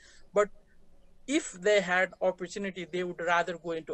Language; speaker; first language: English; non-native, local second language; Nepali